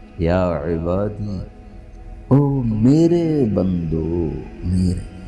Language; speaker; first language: Urdu; non-native, local second language; Punjabi